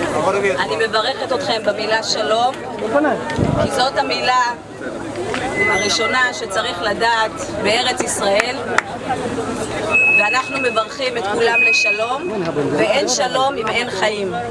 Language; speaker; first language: Hebrew; early bilingual, other home language; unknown